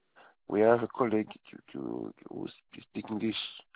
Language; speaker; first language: English; non-native, learner; French